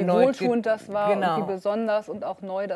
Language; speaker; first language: German; native; German